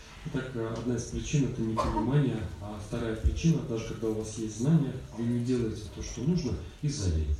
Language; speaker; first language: Russian; native; Russian